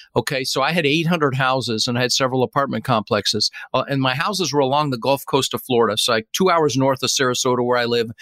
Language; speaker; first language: English; early bilingual, other home language; Dutch